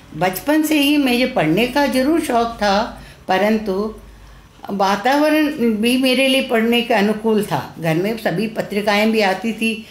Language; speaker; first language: Hindi; non-native, local second language; Tamil